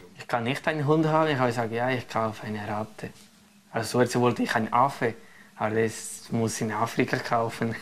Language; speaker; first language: German; non-native, learner; Spanish